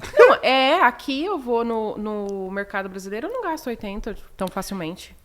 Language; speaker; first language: Portuguese; native; Portuguese